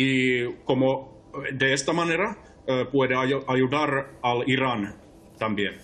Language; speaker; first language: Spanish; non-native, fluent; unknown